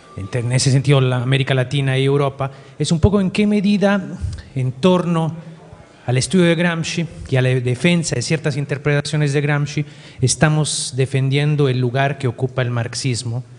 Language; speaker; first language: Spanish; native; Spanish